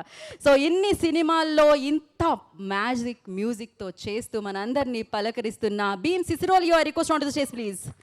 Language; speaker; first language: Telugu; native; Telugu